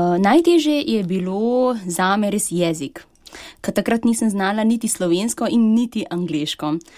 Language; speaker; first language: Slovenian; early bilingual, other home language; Chinese